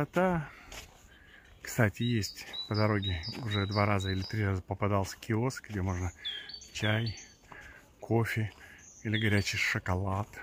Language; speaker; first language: Russian; native; Russian